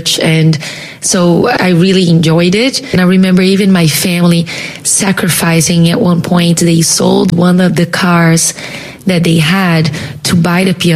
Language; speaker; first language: English; non-native, fluent; Portuguese